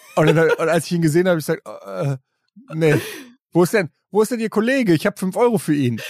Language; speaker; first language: German; native; German